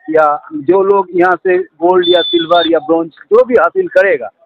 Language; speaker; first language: Hindi; non-native, local second language; Bangla